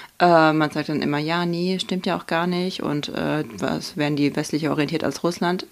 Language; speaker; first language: German; early bilingual, other home language; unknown